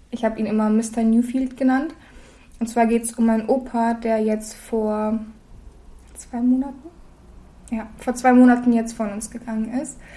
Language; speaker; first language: German; early bilingual, other home language; Russian